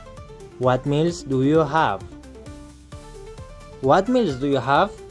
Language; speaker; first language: English; non-native, fluent; Persian